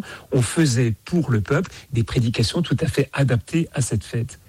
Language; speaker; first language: French; native; French